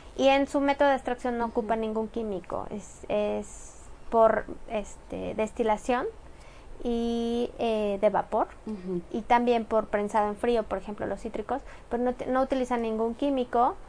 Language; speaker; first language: Spanish; native; Spanish